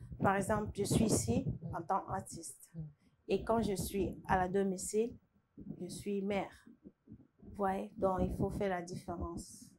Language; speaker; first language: French; non-native, fluent; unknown